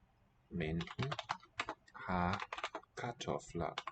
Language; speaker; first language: Danish; non-native, learner; English